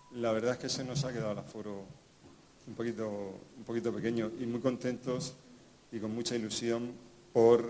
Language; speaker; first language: Spanish; native; Spanish